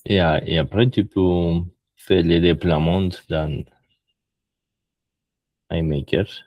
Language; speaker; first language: French; non-native, learner; Spanish